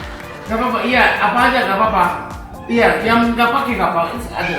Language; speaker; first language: Indonesian; non-native, fluent; Japanese